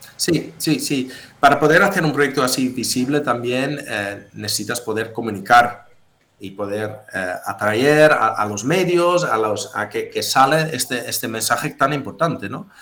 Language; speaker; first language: Spanish; non-native, fluent; Dutch